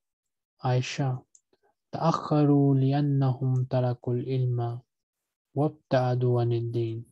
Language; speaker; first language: Arabic; non-native, fluent; Urdu